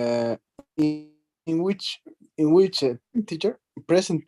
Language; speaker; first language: English; non-native, learner; Spanish